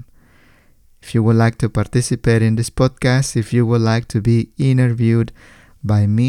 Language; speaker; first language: English; non-native, fluent; Spanish